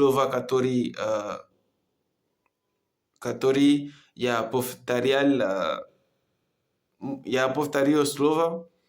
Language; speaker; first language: Russian; non-native, learner; Comorian